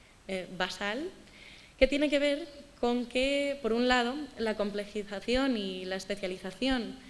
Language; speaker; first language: Spanish; native; Spanish